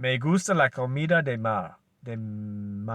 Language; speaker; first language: Spanish; non-native, learner; English